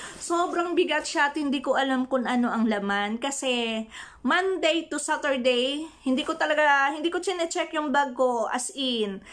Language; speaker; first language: Filipino; non-native, local second language; Hiligaynon